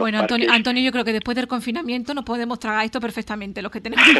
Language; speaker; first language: Spanish; native; Spanish